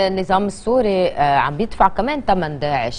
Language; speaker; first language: Arabic; native; Arabic